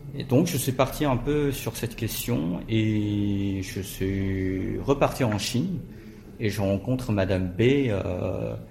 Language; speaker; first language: French; non-native, fluent; Korean